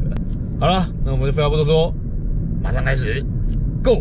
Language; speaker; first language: Chinese; native; Chinese